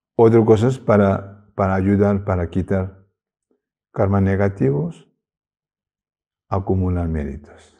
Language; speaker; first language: Spanish; non-native, learner; Tibetan